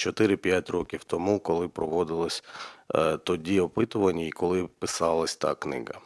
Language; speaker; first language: Ukrainian; native; Ukrainian